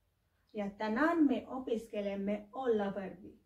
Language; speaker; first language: Finnish; non-native, learner; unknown